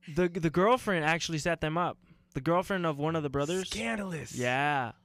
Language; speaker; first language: English; native; English